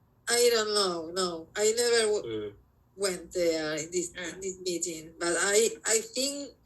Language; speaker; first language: English; non-native, learner; Spanish